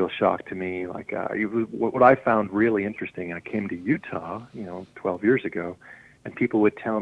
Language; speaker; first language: English; native; English